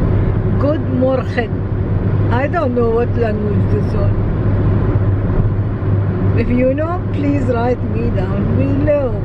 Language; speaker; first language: English; non-native, learner; Arabic